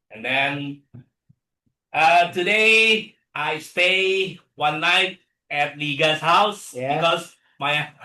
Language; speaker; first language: English; non-native, learner; Indonesian